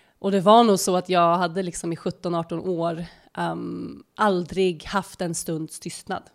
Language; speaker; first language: Swedish; native; Swedish